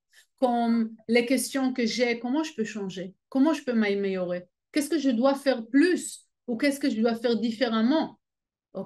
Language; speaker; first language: French; non-native, fluent; Hebrew